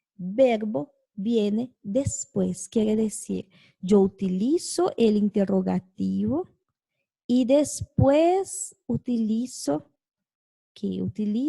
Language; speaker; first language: Spanish; non-native, fluent; Portuguese